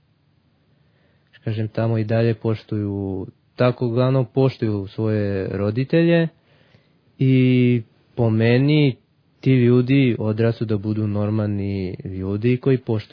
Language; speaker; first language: Serbian; early bilingual, heritage; Serbian